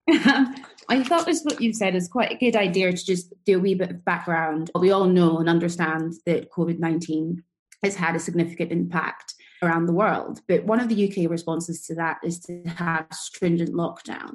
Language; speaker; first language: English; native; English